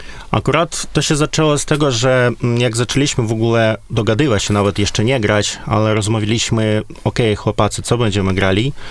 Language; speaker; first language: Polish; non-native, fluent; Ukrainian